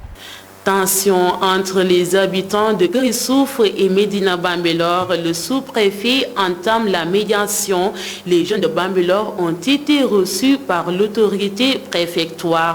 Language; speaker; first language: French; non-native, local second language; Wolof